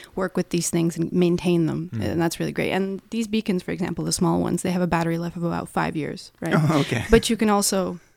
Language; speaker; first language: English; non-native, fluent; Russian